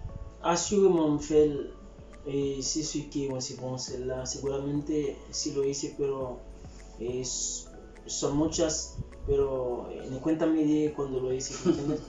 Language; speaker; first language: Spanish; non-native, fluent; Haitian Creole